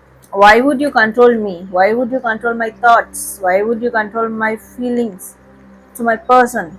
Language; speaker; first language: English; non-native, local second language; Tamil